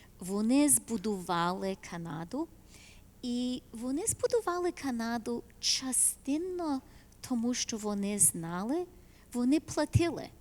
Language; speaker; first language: Ukrainian; early bilingual, heritage; Ukrainian